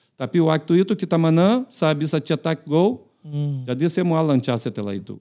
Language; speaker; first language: Indonesian; non-native, fluent; Portuguese